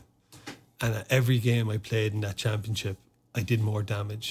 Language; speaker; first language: English; non-native, local second language; Irish